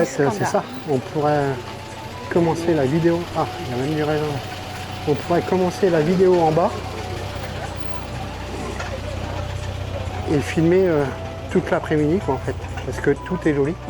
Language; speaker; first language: French; native; French